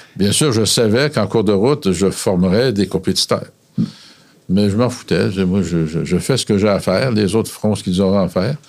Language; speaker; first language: French; native; French